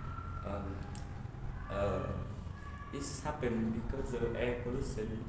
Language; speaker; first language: English; non-native, learner; Vietnamese